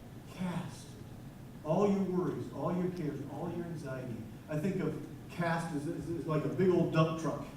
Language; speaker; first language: English; native; English